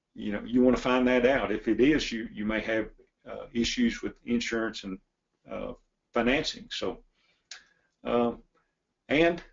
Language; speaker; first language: English; native; English